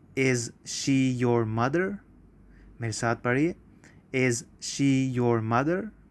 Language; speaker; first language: Urdu; native; Urdu